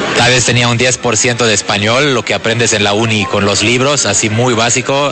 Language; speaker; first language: Spanish; non-native, fluent; German